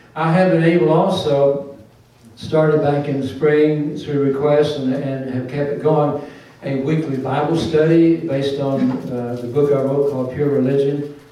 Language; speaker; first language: English; native; English